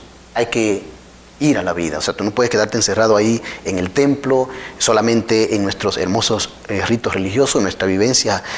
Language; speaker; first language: Spanish; native; Spanish